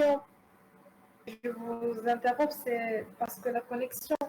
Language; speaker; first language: French; non-native, learner; Arabic